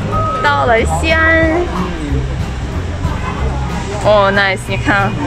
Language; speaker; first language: Chinese; non-native, learner; Ukrainian